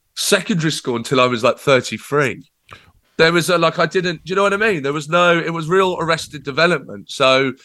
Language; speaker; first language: English; native; English